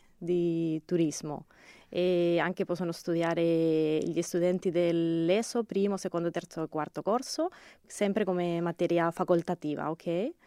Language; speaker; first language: Italian; non-native, fluent; Spanish